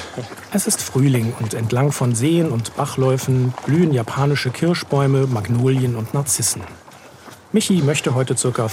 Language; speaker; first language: German; native; German